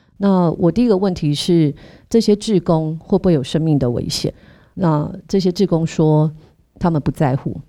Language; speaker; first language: Chinese; native; Chinese